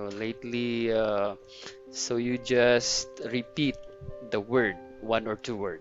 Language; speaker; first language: English; non-native, fluent; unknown